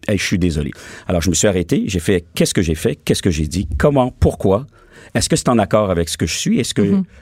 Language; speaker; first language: French; native; French